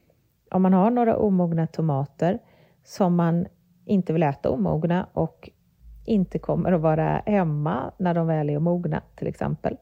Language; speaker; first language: Swedish; native; Swedish